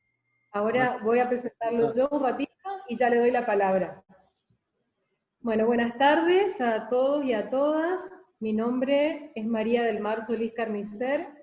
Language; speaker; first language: Spanish; native; Spanish